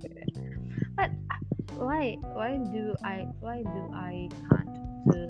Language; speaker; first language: English; non-native, learner; Indonesian